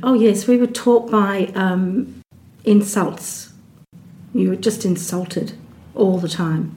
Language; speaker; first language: English; native; English